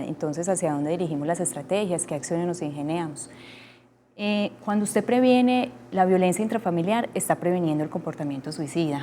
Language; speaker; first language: Spanish; native; Spanish